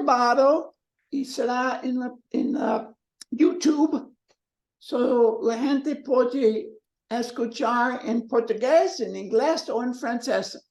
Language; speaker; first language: Portuguese; non-native, learner; English